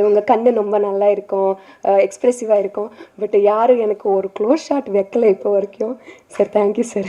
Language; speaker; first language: Tamil; non-native, learner; Telugu